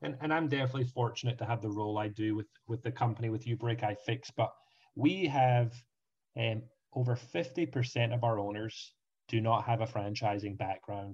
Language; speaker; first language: English; native; English